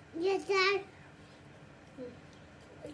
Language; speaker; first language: Turkish; early bilingual, other home language; Persian